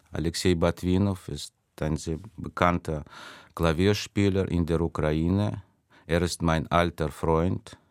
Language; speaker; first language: German; non-native, fluent; Russian